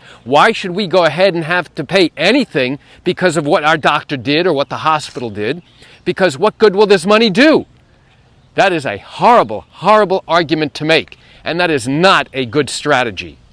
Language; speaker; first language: English; native; English